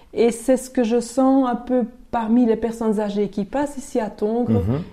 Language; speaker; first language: French; native; French